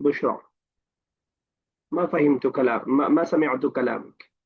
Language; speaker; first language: Arabic; non-native, fluent; Urdu